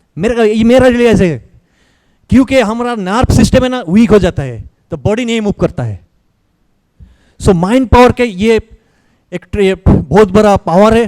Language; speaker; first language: Hindi; non-native, learner; Bangla